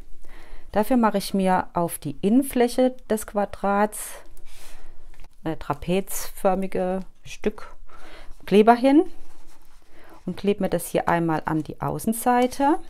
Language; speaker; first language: German; native; German